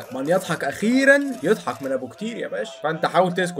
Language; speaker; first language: Arabic; native; Arabic